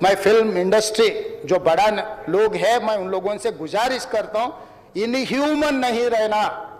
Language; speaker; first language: Hindi; non-native, local second language; Telugu